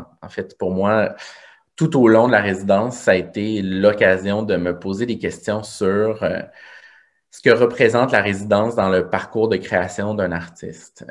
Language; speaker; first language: French; native; French